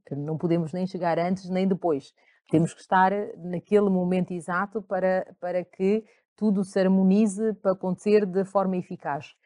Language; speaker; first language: Portuguese; early bilingual, other home language; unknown